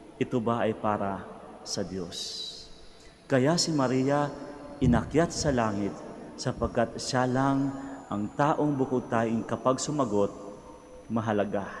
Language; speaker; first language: Filipino; non-native, local second language; Cebuano